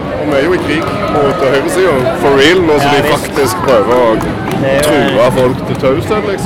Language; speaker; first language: Norwegian; native; Norwegian